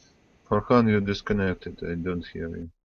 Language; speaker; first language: English; non-native, learner; Russian